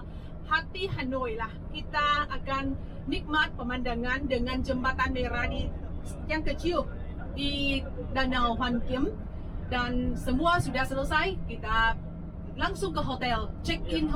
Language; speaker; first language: Indonesian; non-native, fluent; Vietnamese